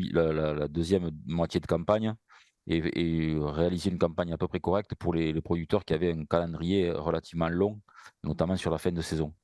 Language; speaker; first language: French; native; French